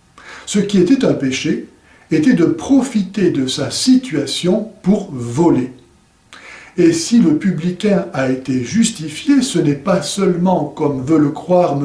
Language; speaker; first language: French; native; French